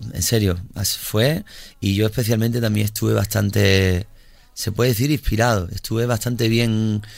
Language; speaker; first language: Spanish; native; Spanish